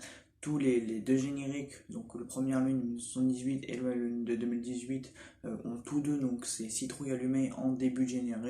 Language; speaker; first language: French; native; French